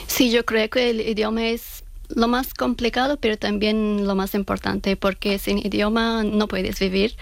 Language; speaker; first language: Spanish; non-native, fluent; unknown